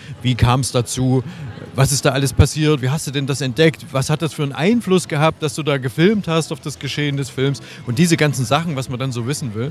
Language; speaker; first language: German; native; German